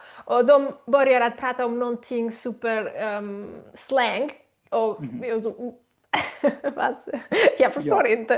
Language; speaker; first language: Swedish; non-native, learner; Spanish